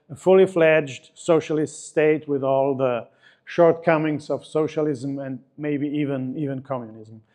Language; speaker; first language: English; non-native, fluent; Italian